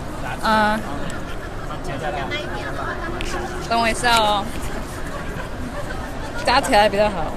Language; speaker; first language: Chinese; non-native, fluent; Indonesian